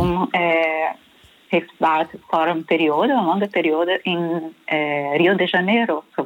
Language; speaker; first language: Dutch; non-native, learner; Portuguese